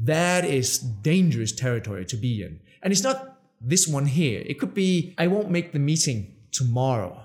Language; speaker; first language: English; non-native, fluent; Danish